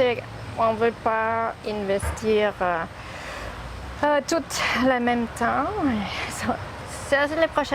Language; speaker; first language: French; non-native, learner; English